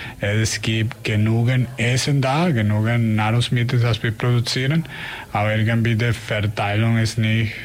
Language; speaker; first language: German; non-native, learner; Spanish